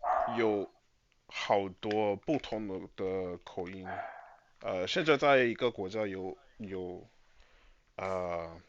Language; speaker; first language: Chinese; non-native, fluent; English